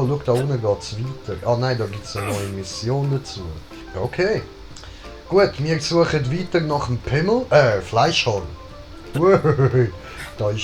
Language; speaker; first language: German; native; German